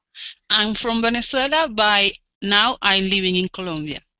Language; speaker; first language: English; non-native, learner; Spanish